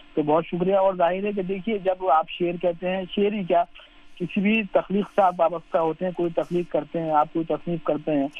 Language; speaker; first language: Urdu; native; Urdu